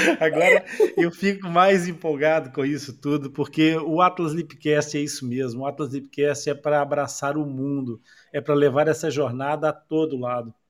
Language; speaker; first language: Portuguese; native; Portuguese